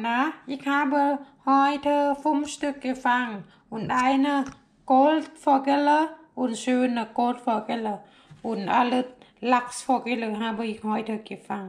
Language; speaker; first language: German; non-native, learner; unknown